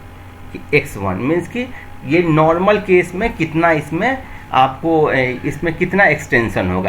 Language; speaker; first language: Hindi; native; Hindi